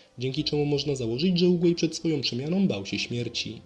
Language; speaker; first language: Polish; native; Polish